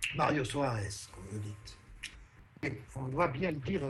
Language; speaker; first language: French; non-native, fluent; Portuguese